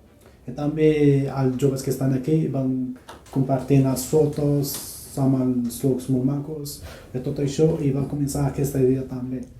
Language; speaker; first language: Catalan; non-native, learner; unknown